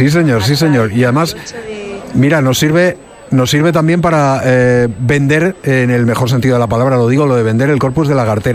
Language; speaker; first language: Spanish; native; Spanish